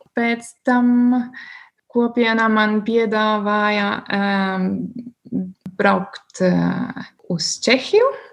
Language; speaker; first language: Latvian; non-native, learner; German